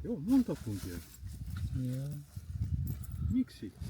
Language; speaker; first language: Finnish; non-native, learner; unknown